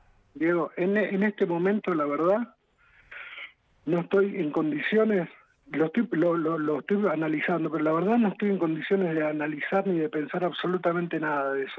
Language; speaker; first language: Spanish; native; Spanish